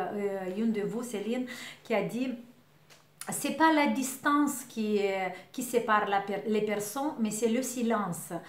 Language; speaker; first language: French; non-native, learner; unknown